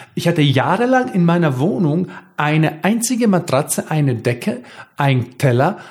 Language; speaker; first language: German; non-native, fluent; Croatian